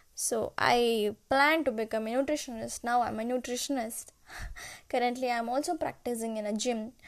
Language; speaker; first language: English; non-native, local second language; Malayalam